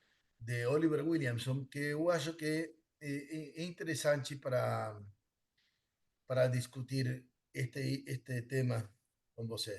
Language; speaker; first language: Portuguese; non-native, learner; Spanish